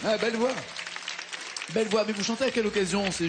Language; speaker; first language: French; native; French